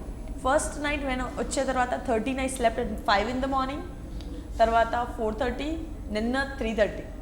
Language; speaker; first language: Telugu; non-native, learner; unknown